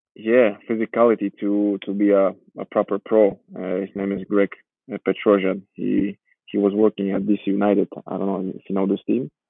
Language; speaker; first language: English; non-native, fluent; Georgian